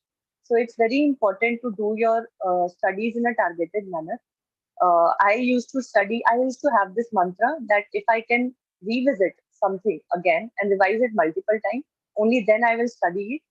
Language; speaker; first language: English; non-native, local second language; Hindi